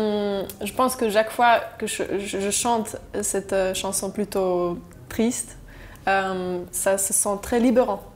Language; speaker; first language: French; non-native, local second language; German